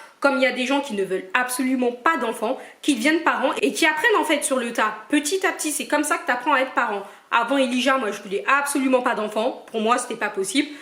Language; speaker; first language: French; early bilingual, other home language; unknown